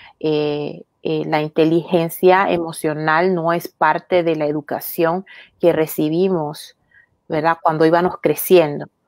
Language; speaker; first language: Spanish; native; Spanish